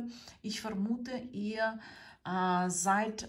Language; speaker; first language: German; non-native, fluent; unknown